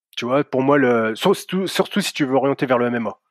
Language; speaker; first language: French; native; French